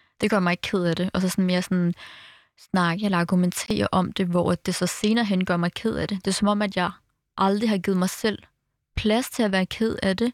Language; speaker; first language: Danish; early bilingual, other home language; Arabic